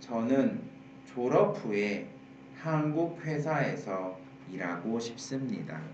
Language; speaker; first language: Korean; non-native, fluent; Vietnamese